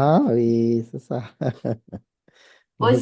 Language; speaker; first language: French; non-native, fluent; Portuguese